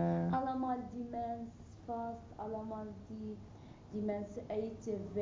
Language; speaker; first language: Dutch; non-native, learner; Arabic